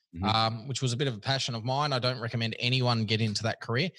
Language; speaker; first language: English; native; English